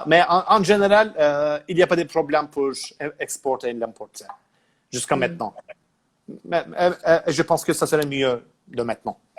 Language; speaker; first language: French; non-native, learner; Turkish